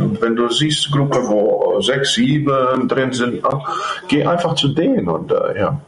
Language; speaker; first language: German; non-native, fluent; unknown